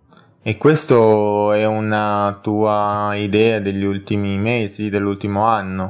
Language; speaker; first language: Italian; native; Italian